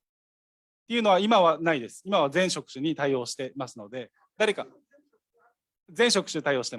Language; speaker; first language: Japanese; native; Japanese